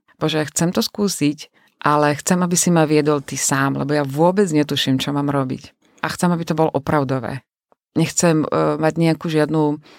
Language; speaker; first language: Slovak; native; Slovak